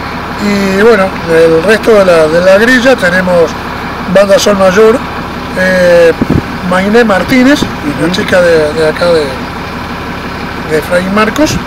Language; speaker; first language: Spanish; native; Spanish